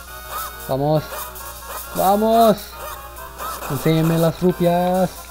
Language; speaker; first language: Spanish; early bilingual, heritage; Spanish